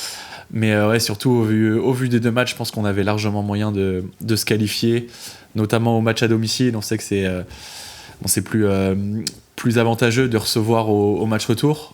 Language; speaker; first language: French; native; French